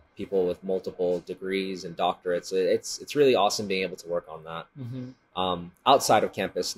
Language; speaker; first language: English; native; English